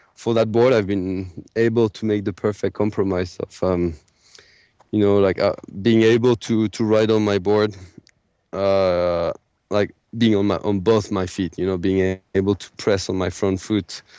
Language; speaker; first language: English; non-native, fluent; French